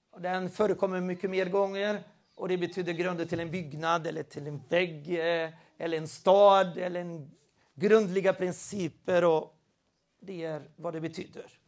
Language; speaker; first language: Swedish; non-native, fluent; Spanish